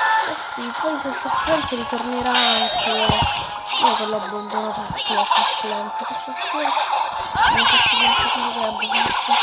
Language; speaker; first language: Italian; native; Italian